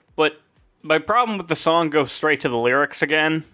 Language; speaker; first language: English; native; English